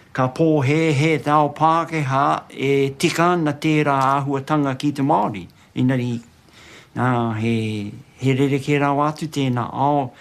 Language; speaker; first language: Māori; non-native, local second language; English